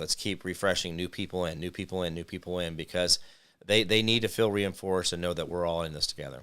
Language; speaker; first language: English; native; English